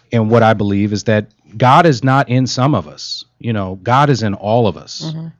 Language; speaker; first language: English; native; English